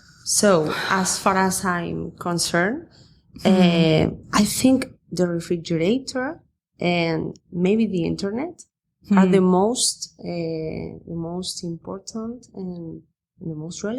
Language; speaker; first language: English; non-native, fluent; Spanish